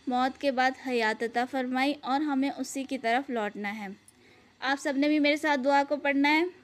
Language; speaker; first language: Urdu; native; Urdu